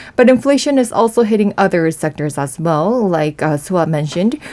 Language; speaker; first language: English; non-native, fluent; Korean